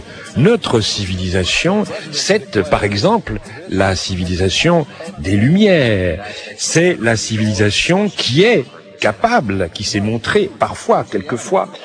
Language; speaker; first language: French; native; French